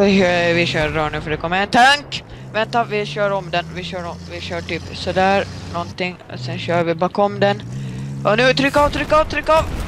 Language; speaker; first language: Swedish; native; Swedish